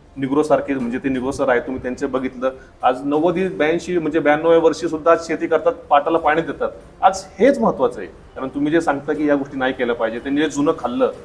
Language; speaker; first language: Marathi; native; Marathi